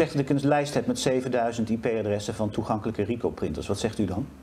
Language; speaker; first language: Dutch; native; Dutch